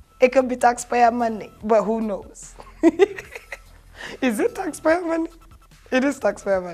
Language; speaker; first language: English; non-native, local second language; Ganda